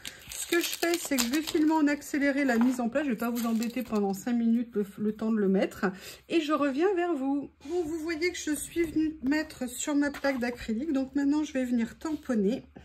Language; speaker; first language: French; native; French